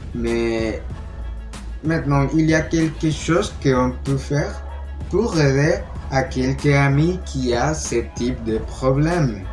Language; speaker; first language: French; non-native, learner; Spanish